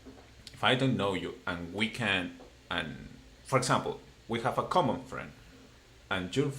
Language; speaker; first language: English; non-native, fluent; Spanish